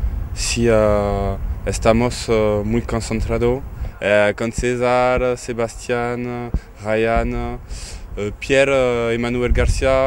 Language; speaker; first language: Spanish; non-native, learner; French